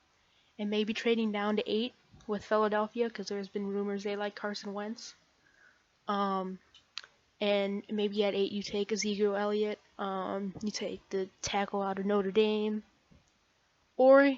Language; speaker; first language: English; native; English